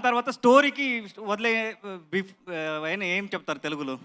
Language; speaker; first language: Telugu; non-native, learner; Kannada